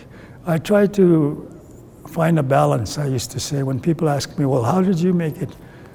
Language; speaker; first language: English; non-native, fluent; Cree